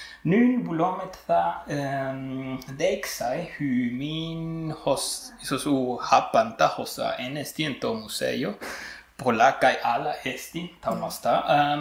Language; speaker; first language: Greek; non-native, fluent; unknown